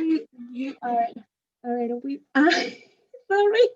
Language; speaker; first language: English; non-native, learner; Spanish